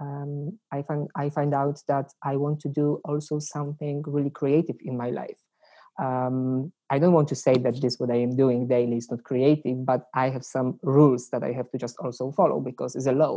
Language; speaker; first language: English; non-native, fluent; Polish